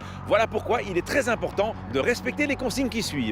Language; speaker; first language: French; native; French